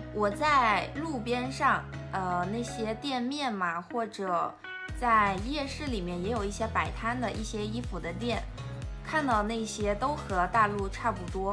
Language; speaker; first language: Chinese; native; Chinese